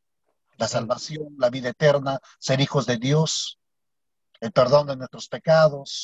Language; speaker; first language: Spanish; native; Spanish